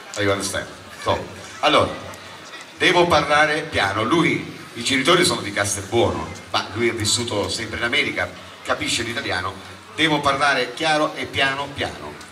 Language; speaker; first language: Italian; native; Italian